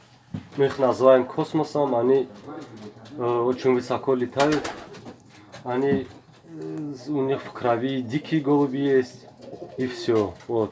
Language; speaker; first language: Russian; non-native, local second language; Tajik